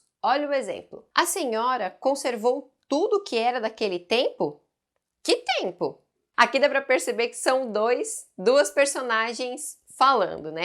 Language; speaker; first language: Portuguese; native; Portuguese